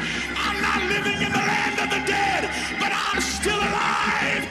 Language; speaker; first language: English; native; English